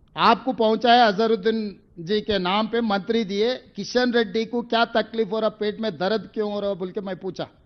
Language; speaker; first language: Hindi; non-native, local second language; Telugu